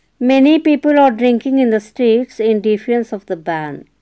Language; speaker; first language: English; non-native, local second language; Telugu